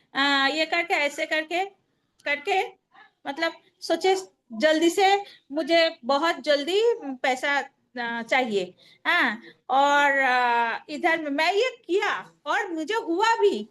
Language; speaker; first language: Hindi; non-native, local second language; Bangla